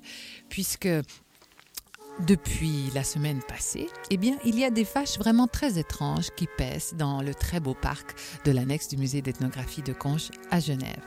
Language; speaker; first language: French; native; French